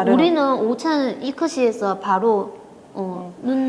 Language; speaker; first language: Korean; non-native, fluent; Vietnamese